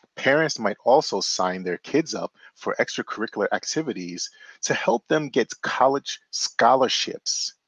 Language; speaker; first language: English; native; English